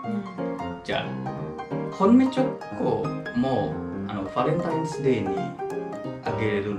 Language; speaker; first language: Japanese; non-native, fluent; Indonesian